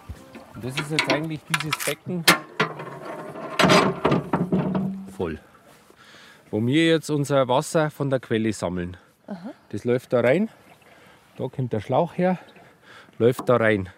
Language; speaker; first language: German; native; German